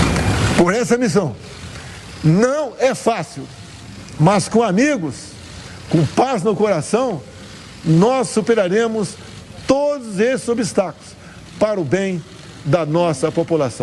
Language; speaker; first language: Portuguese; native; Portuguese